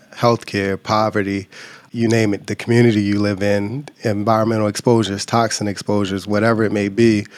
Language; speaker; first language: English; native; English